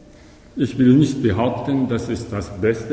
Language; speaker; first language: German; non-native, learner; Japanese